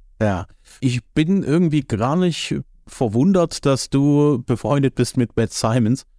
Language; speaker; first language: German; native; German